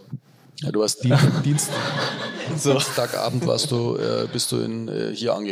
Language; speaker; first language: German; native; German